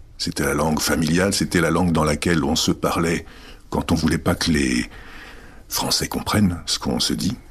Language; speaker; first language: French; early bilingual, other home language; Czech